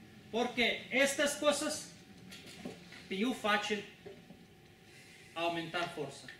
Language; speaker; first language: Spanish; non-native, fluent; Russian